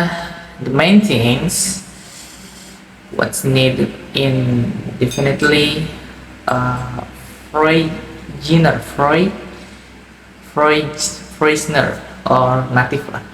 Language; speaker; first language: English; non-native, learner; Indonesian